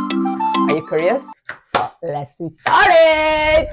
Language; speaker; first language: English; non-native, learner; Indonesian